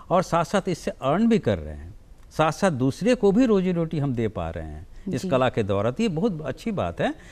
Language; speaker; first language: Hindi; native; Hindi